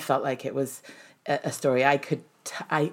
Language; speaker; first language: English; native; English